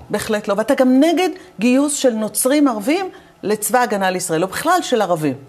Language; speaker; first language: Hebrew; native; Hebrew